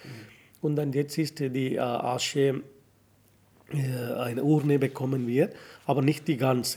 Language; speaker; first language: German; non-native, learner; Tamil